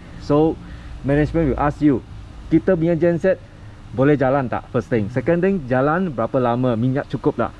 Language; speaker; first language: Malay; non-native, local second language; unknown